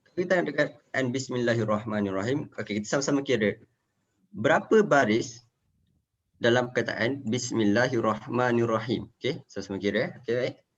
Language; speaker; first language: Malay; native; Malay